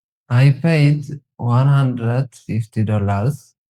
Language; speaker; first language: English; non-native, learner; Tigrinya